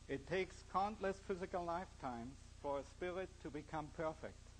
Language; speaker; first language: English; non-native, fluent; German